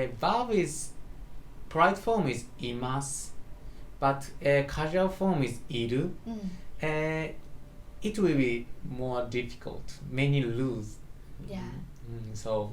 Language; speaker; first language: English; non-native, learner; Japanese